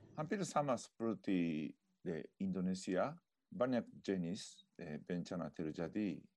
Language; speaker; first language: Indonesian; non-native, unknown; Japanese